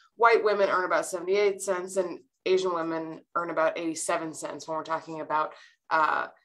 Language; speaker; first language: English; native; English